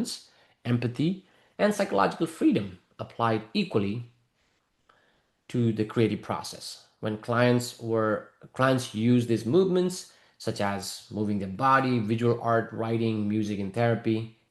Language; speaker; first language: English; non-native, fluent; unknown